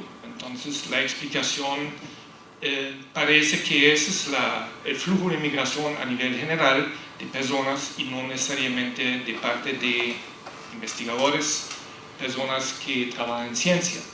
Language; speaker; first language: Spanish; non-native, fluent; German